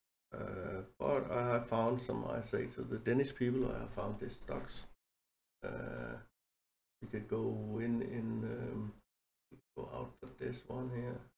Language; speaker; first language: English; non-native, learner; Danish